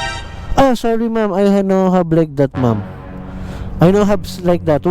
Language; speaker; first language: English; non-native, learner; Filipino